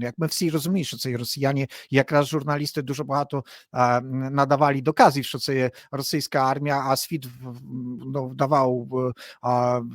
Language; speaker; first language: Polish; non-native, learner; Ukrainian